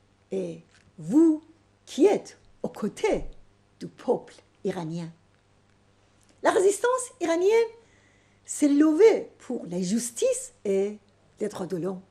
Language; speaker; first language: French; non-native, fluent; Persian